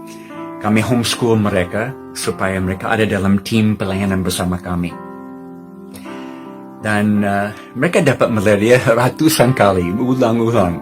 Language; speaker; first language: Indonesian; non-native, fluent; English